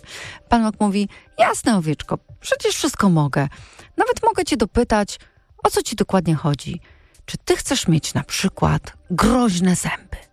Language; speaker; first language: Polish; native; Polish